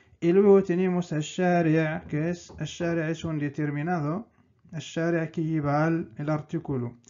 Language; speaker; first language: Spanish; non-native, fluent; Arabic